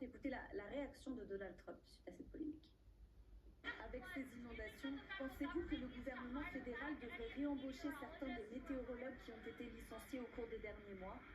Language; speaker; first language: French; native; French